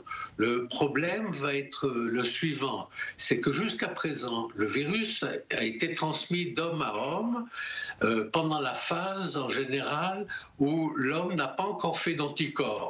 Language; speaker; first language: French; native; French